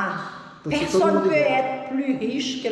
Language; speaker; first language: French; non-native, fluent; Portuguese